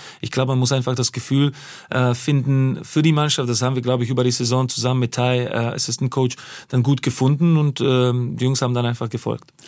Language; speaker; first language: German; non-native, fluent; Slovak